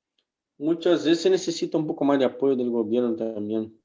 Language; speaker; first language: Spanish; non-native, fluent; Portuguese